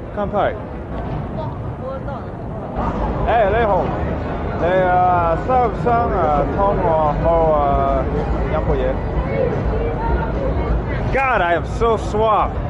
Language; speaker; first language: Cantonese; non-native, learner; English